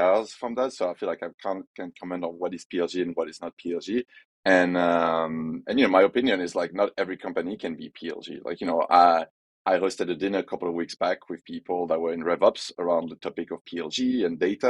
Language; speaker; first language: English; non-native, fluent; French